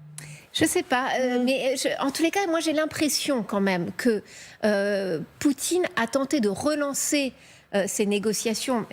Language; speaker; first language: French; native; French